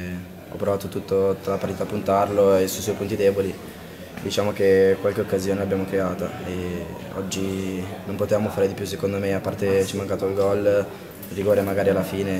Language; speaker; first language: Italian; native; Italian